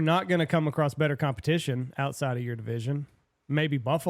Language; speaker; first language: English; native; English